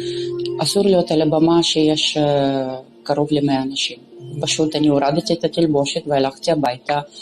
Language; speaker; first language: Hebrew; non-native, local second language; Romanian